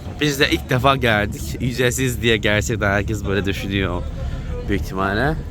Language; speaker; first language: Turkish; non-native, fluent; Chinese